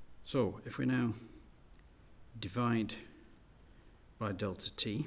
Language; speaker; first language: English; native; English